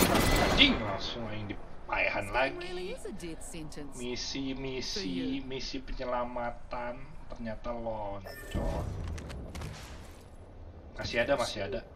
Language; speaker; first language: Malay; non-native, local second language; Sundanese